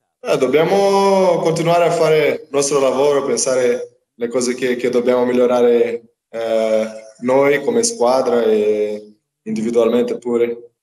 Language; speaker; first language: Italian; non-native, learner; Portuguese